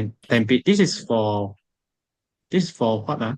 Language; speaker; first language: English; non-native, local second language; Chinese